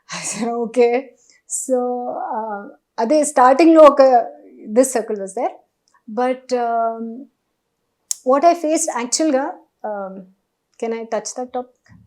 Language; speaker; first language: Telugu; non-native, learner; Hindi